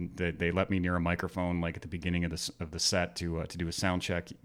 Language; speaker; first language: English; native; English